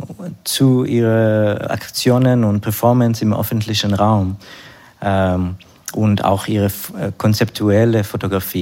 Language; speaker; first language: German; non-native, fluent; Hebrew